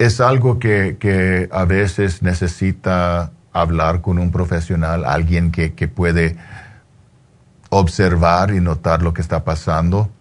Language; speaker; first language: Spanish; early bilingual, heritage; Spanish